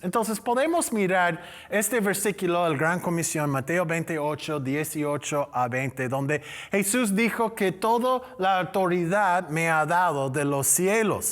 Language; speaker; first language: Spanish; non-native, learner; English